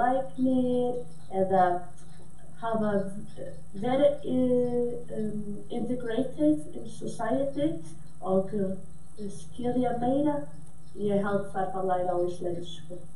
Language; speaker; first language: Icelandic; non-native, learner; Portuguese